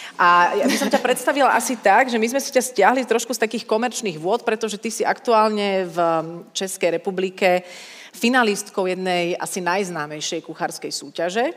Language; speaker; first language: Slovak; native; Slovak